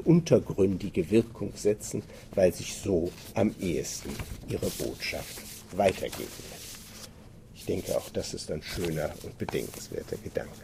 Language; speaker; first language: German; native; German